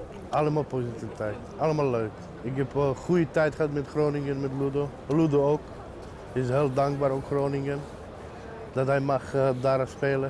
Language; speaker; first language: Dutch; non-native, local second language; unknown